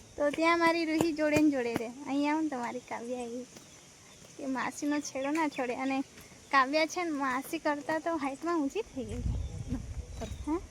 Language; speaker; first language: Gujarati; non-native, local second language; Vasavi